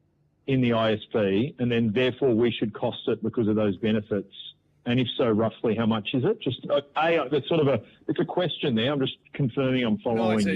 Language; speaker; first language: English; native; English